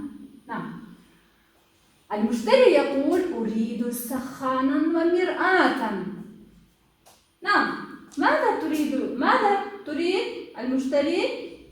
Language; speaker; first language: Arabic; non-native, fluent; Kyrgyz